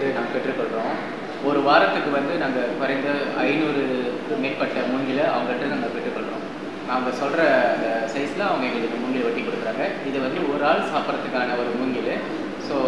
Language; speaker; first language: Tamil; early bilingual, heritage; Tamil